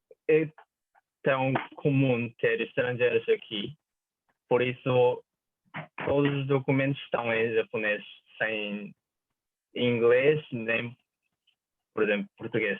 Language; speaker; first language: Portuguese; non-native, fluent; Japanese